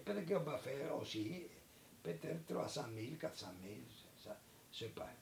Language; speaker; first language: French; non-native, learner; Spanish